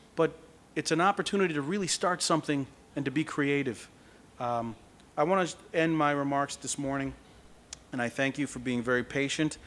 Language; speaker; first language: English; early bilingual, other home language; Kabuverdianu